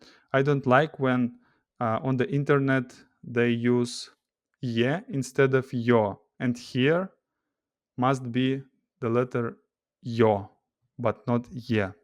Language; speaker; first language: English; non-native, fluent; Russian